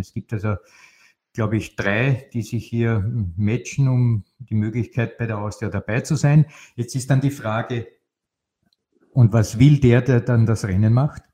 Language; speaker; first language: German; native; German